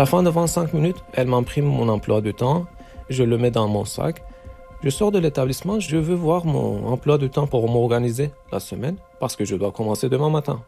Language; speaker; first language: French; non-native, fluent; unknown